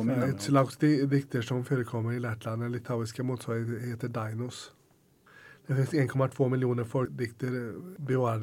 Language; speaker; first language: Swedish; native; Swedish